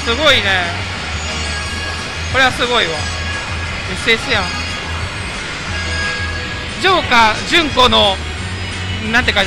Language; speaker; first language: Japanese; native; Japanese